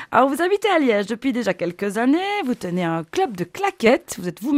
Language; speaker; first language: French; native; French